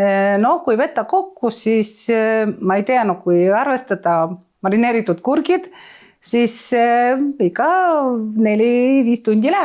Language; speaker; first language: Estonian; non-native, fluent; Ukrainian